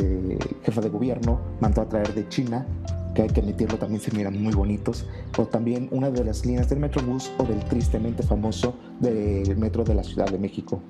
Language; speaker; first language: Spanish; native; Spanish